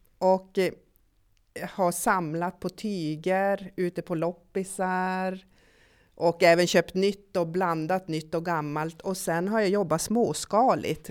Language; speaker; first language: Swedish; native; Swedish